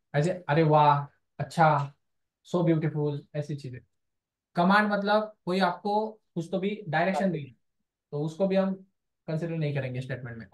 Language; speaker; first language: Hindi; non-native, local second language; Marathi